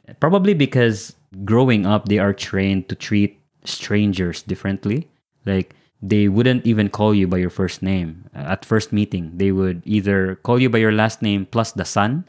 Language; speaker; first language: English; non-native, local second language; Filipino